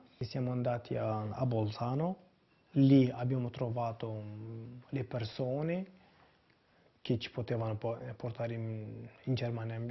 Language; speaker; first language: Italian; non-native, fluent; Kurdish